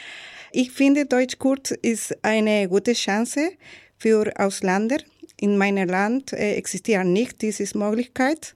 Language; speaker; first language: German; non-native, learner; Spanish